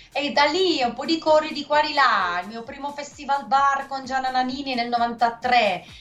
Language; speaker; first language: Italian; non-native, fluent; Dutch